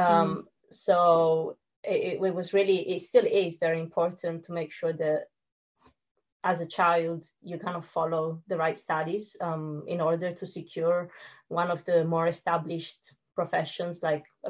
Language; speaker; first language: English; non-native, fluent; Italian